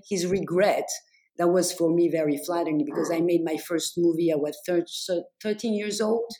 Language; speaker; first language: English; non-native, fluent; French